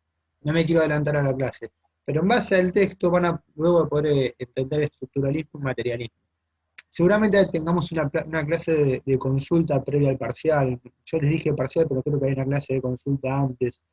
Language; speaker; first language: Spanish; native; Spanish